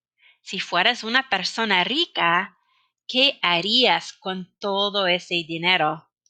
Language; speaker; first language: Spanish; non-native, fluent; English